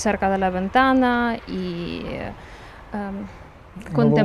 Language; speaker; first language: Spanish; non-native, learner; Ukrainian